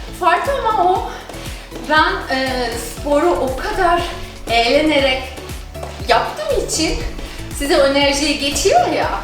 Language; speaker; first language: Turkish; non-native, fluent; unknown